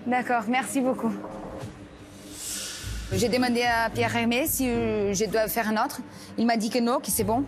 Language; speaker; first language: French; non-native, learner; Portuguese